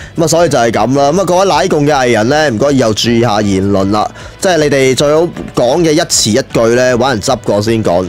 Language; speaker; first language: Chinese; non-native, local second language; Cantonese